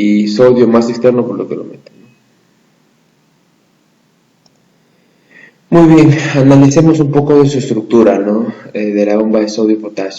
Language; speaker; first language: Spanish; native; Spanish